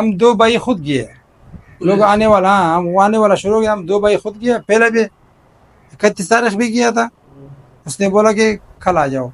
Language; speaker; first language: Hindi; non-native, fluent; Pashto